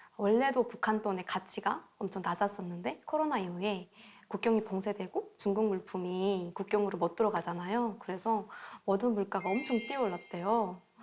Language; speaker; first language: Korean; native; Korean